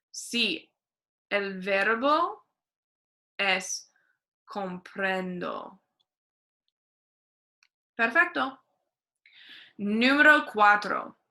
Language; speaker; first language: Spanish; non-native, fluent; English